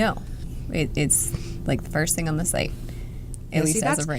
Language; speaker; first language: English; native; English